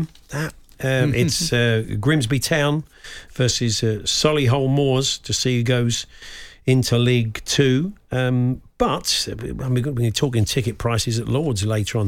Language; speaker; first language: English; native; English